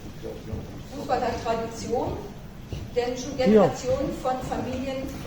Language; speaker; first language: German; native; German